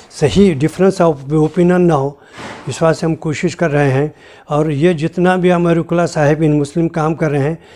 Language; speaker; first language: Hindi; non-native, local second language; Urdu